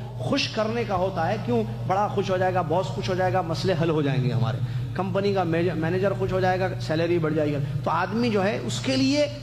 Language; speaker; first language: Urdu; native; Urdu